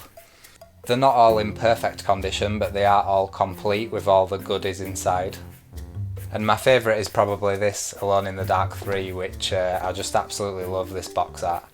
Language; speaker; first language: English; native; English